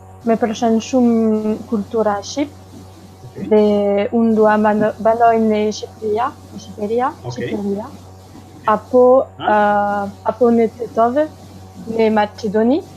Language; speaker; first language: Albanian; non-native, learner; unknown